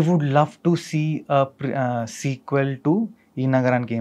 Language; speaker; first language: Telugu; non-native, fluent; Malayalam